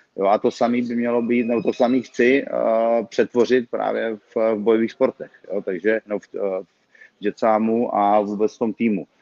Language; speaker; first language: Czech; native; Czech